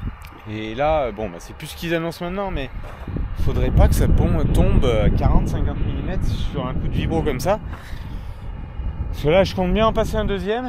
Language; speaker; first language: French; native; French